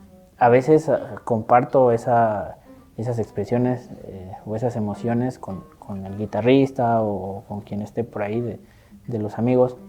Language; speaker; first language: Spanish; native; Spanish